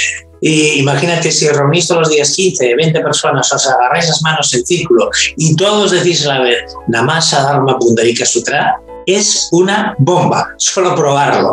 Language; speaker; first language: Spanish; native; Spanish